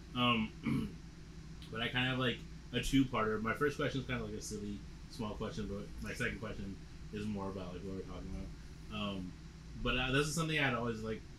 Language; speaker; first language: English; native; English